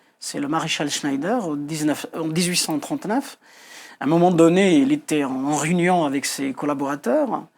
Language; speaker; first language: French; non-native, local second language; Kabyle